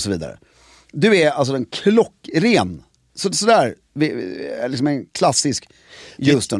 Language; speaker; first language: Swedish; native; Swedish